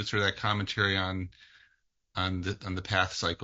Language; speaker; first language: English; native; English